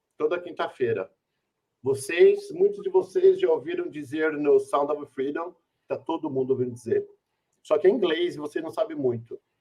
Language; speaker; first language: Portuguese; native; Portuguese